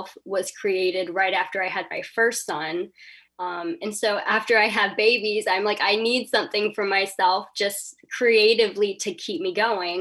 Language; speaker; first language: English; native; English